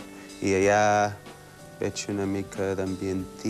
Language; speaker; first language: Catalan; early bilingual, heritage; Catalan